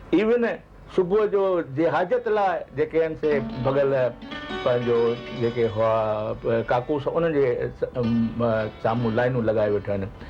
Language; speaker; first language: Sindhi; native; Sindhi